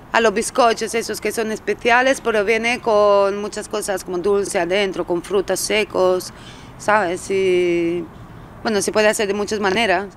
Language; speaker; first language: Spanish; early bilingual, other home language; Romanian